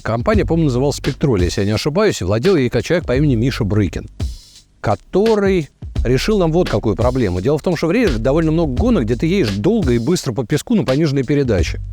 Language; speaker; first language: Russian; native; Russian